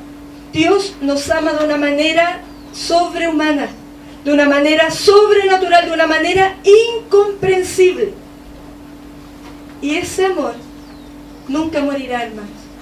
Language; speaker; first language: Spanish; native; Spanish